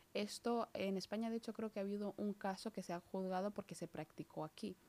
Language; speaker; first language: Spanish; early bilingual, other home language; Somali